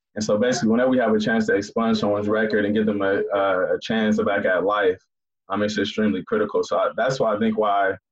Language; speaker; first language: English; native; English